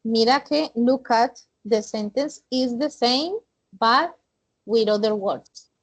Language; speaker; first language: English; non-native, fluent; Spanish